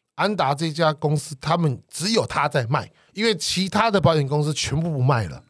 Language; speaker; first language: Chinese; native; Chinese